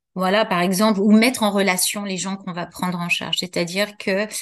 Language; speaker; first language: French; native; French